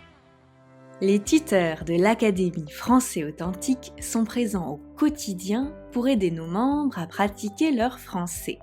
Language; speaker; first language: French; native; French